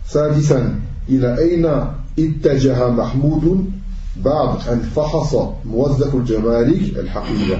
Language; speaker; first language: Arabic; non-native, fluent; French